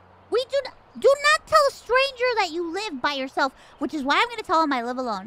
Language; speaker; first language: English; early bilingual, other home language; Spanish